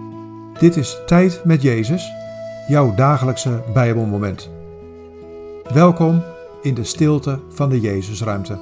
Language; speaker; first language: Dutch; native; Dutch